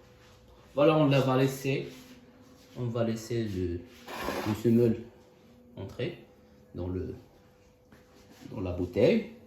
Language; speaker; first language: French; non-native, local second language; Arabic